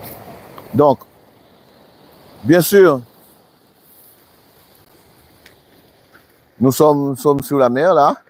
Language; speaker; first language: French; native; French